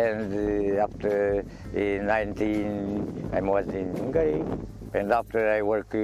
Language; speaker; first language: English; non-native, learner; Romanian